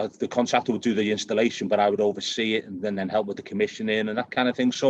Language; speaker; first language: English; native; English